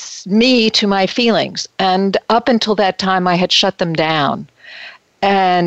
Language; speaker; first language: English; native; English